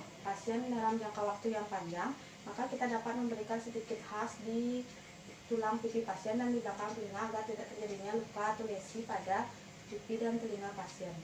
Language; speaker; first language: Indonesian; native; Indonesian